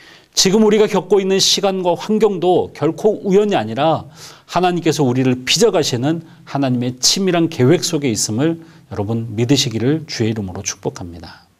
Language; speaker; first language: Korean; native; Korean